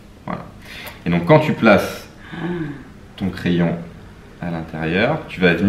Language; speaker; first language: French; native; French